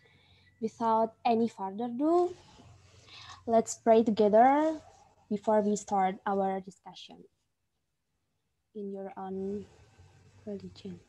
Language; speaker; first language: English; non-native, fluent; Indonesian